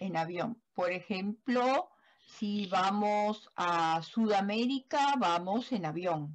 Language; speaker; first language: Spanish; non-native, fluent; German